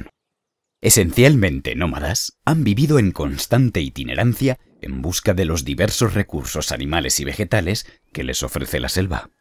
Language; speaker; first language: Spanish; native; Spanish